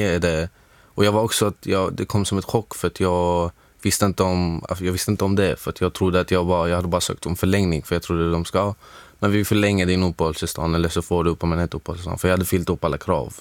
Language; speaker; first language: Swedish; non-native, fluent; Arabic